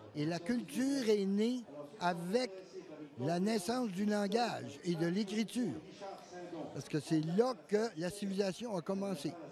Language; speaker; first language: French; native; French